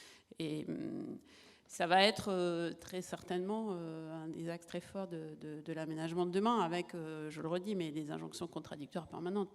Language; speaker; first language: French; native; French